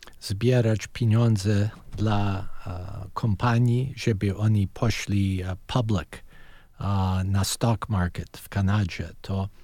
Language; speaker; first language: Polish; early bilingual, heritage; Polish